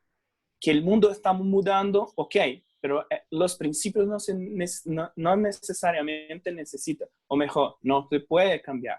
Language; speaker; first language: Spanish; non-native, fluent; Portuguese